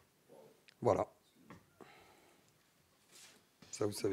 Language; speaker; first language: French; native; French